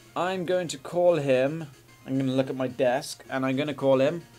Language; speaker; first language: English; native; English